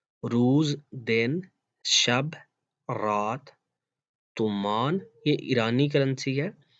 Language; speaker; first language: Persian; non-native, fluent; Urdu